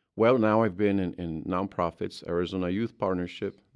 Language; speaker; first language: English; early bilingual, other home language; Spanish